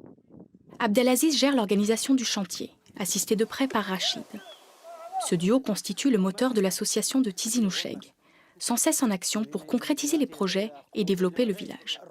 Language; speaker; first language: French; native; French